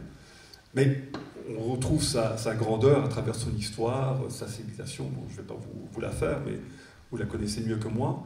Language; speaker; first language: French; native; French